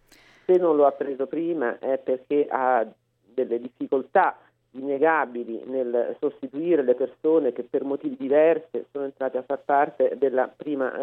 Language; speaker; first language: Italian; native; Italian